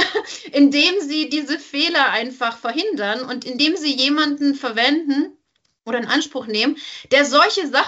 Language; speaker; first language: German; native; German